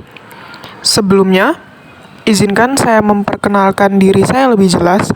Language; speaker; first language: Indonesian; native; Indonesian